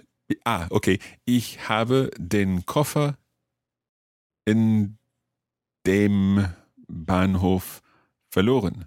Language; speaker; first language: German; non-native, fluent; English